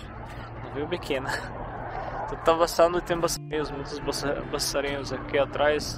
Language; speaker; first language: Portuguese; non-native, fluent; Arabic